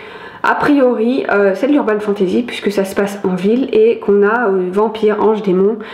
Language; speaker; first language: French; native; French